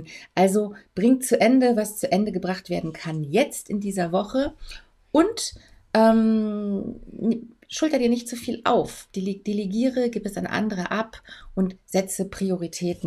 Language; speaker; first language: German; native; German